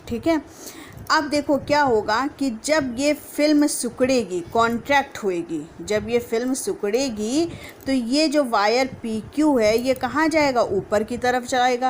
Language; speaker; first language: Hindi; native; Hindi